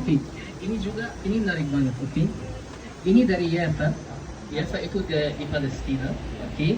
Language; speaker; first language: Indonesian; non-native, fluent; Arabic